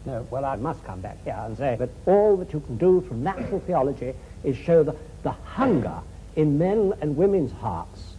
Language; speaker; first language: English; native; English